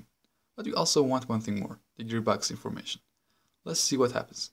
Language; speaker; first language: English; non-native, fluent; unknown